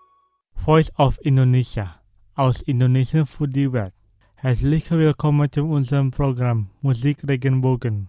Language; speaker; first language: German; non-native, fluent; Indonesian